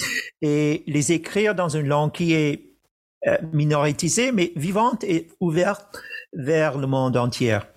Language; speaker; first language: French; non-native, fluent; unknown